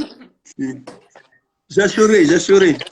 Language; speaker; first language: Portuguese; non-native, learner; Kabuverdianu